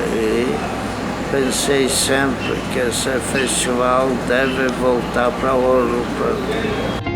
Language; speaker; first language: Portuguese; non-native, fluent; Polish